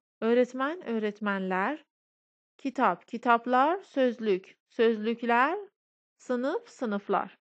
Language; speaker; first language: Turkish; non-native, fluent; Persian